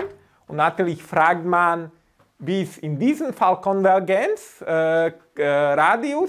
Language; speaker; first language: German; non-native, fluent; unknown